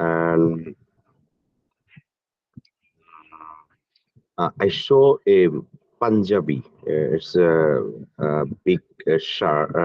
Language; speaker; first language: English; non-native, learner; Bangla